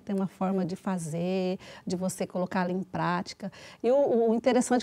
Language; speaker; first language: Portuguese; native; Portuguese